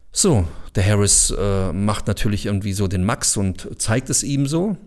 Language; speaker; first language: German; early bilingual, other home language; Bosnian